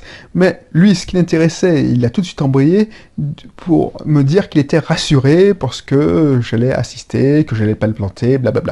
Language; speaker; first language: French; native; French